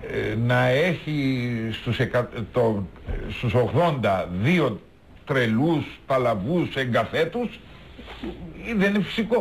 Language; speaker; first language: Greek; native; Greek